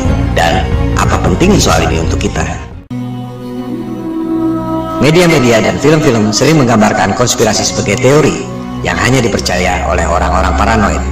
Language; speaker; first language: Indonesian; native; Indonesian